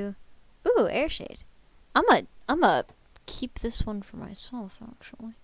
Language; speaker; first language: English; native; English